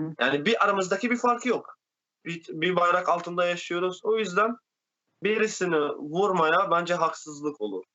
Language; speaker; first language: Turkish; non-native, fluent; Arabic